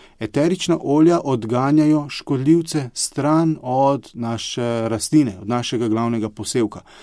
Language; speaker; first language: Slovenian; early bilingual, other home language; Bosnian